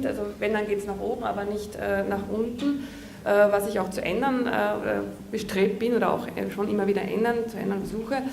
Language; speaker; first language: German; native; German